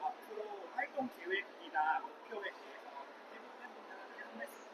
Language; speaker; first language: Korean; non-native, fluent; Thai